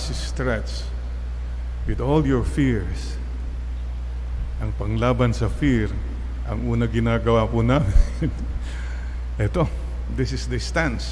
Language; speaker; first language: English; non-native, local second language; Iloko